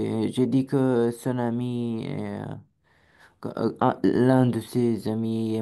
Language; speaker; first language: French; non-native, learner; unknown